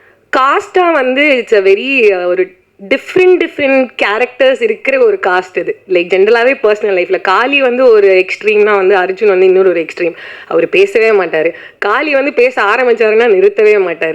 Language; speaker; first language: Tamil; native; Tamil